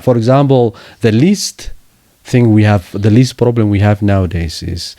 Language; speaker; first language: English; non-native, fluent; Somali